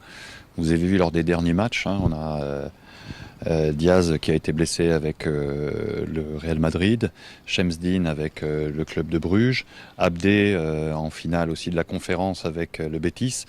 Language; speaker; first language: French; native; French